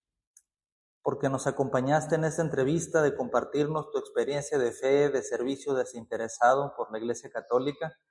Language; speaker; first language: Spanish; native; Spanish